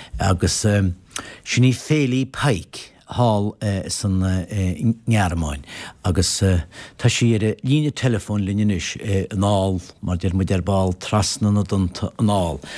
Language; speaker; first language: Irish; native; Irish